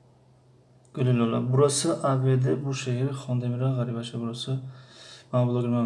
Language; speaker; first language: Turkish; non-native, fluent; Tajik